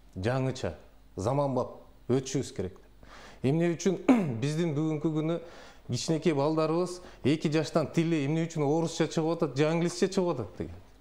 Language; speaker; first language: Kyrgyz; native; Kyrgyz